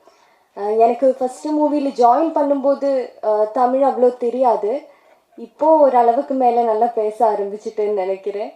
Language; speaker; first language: Tamil; non-native, fluent; Malayalam